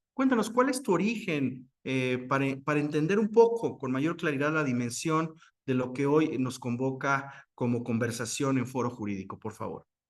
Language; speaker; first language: Spanish; native; Spanish